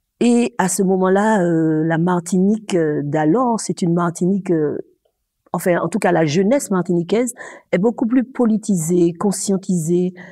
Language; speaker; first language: French; native; French